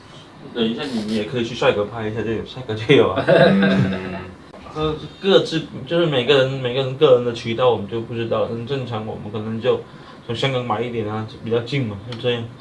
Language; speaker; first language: Chinese; native; Chinese